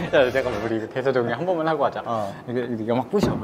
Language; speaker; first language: Korean; native; Korean